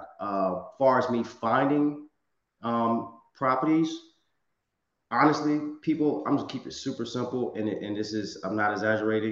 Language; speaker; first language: English; native; English